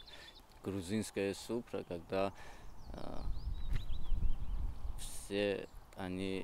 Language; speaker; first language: Russian; non-native, learner; Georgian